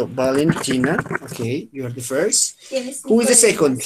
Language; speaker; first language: English; non-native, fluent; Spanish